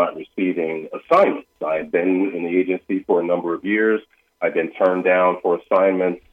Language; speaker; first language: English; native; English